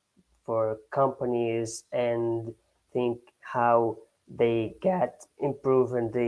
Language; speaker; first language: English; non-native, learner; Portuguese